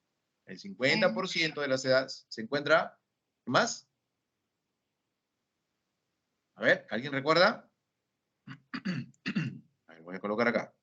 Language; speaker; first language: Spanish; native; Spanish